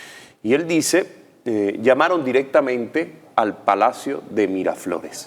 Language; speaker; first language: Spanish; native; Spanish